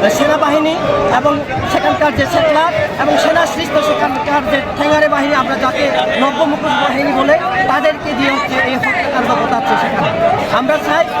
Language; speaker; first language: Bangla; non-native, local second language; Kok Borok